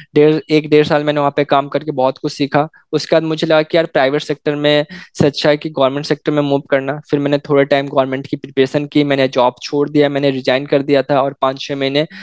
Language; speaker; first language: Hindi; native; Hindi